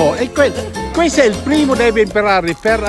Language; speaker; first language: Italian; non-native, learner; Filipino